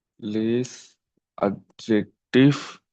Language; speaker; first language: French; non-native, learner; Telugu